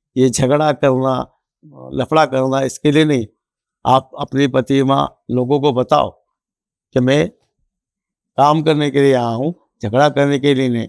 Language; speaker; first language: Hindi; non-native, local second language; Marathi